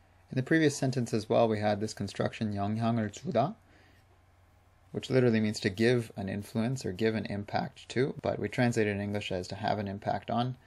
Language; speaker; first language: English; native; English